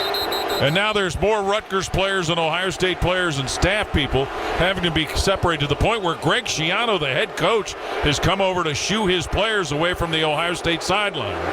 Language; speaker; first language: English; native; English